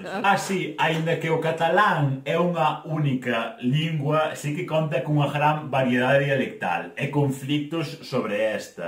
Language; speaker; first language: Catalan; non-native, learner; Galician